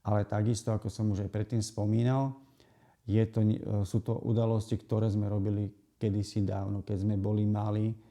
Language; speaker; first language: Slovak; native; Slovak